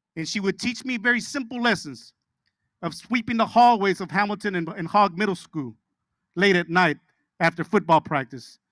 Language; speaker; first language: English; early bilingual, other home language; Spanish